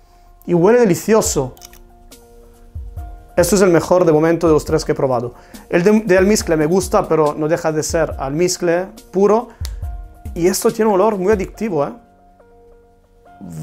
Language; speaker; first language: Spanish; non-native, fluent; Italian